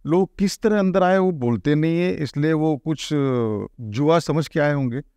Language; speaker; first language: Hindi; non-native, local second language; Marathi